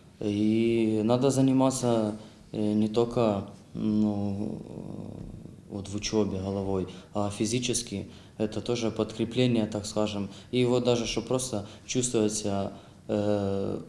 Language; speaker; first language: Russian; non-native, local second language; Ukrainian